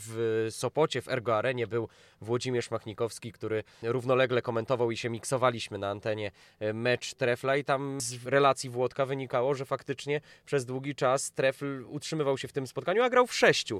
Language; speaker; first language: Polish; native; Polish